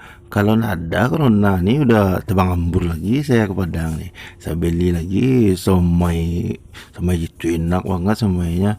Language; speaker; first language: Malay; non-native, local second language; Minangkabau